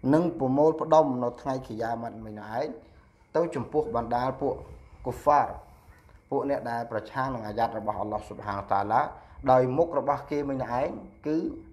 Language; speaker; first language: Khmer; non-native, local second language; Eastern Cham